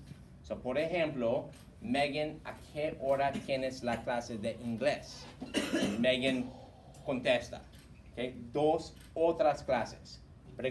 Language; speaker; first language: Spanish; non-native, fluent; English